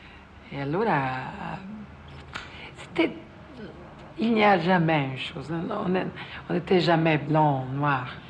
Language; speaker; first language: French; non-native, fluent; Italian